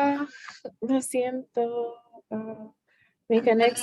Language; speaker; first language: Spanish; non-native, learner; English